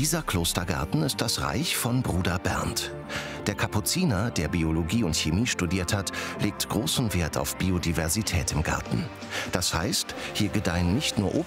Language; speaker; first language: German; native; German